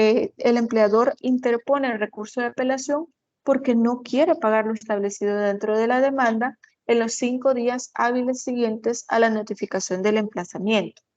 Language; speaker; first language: Spanish; native; Spanish